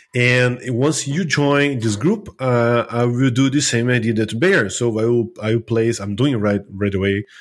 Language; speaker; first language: English; non-native, fluent; Portuguese